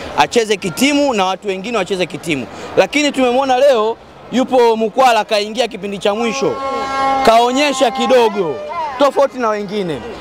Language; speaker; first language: Swahili; native; Swahili